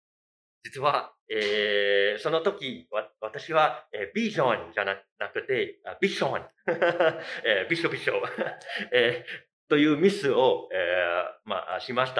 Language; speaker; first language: Japanese; non-native, fluent; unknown